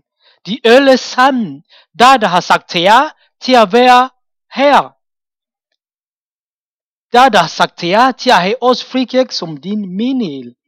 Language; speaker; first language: Danish; non-native, fluent; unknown